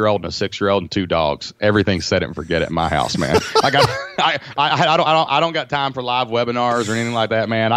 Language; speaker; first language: English; native; English